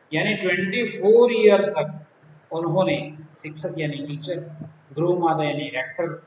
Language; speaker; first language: Hindi; non-native, local second language; Gujarati